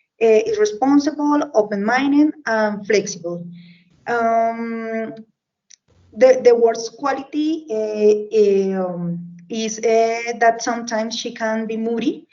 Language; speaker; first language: English; non-native, learner; Spanish